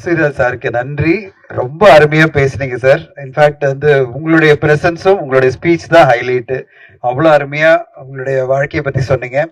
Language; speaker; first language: Tamil; native; Tamil